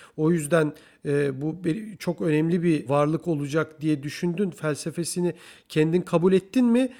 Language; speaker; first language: Turkish; native; Turkish